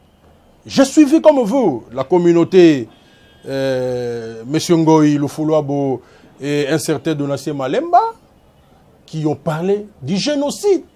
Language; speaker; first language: French; non-native, local second language; Lingala